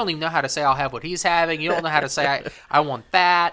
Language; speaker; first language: English; native; English